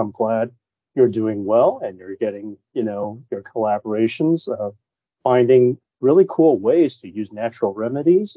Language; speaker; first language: English; non-native, local second language; Cantonese